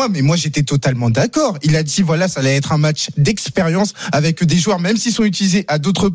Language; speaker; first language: French; native; French